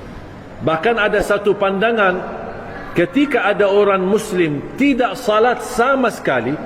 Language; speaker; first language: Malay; non-native, fluent; Arabic